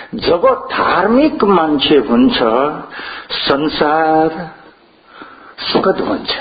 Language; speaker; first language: Nepali; non-native, local second language; Newari